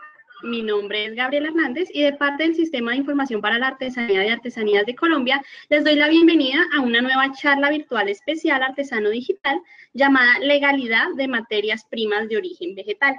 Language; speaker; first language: Spanish; native; Spanish